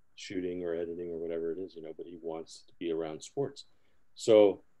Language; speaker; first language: English; early bilingual, other home language; Spanish